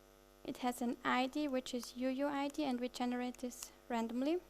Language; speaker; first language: English; non-native, fluent; German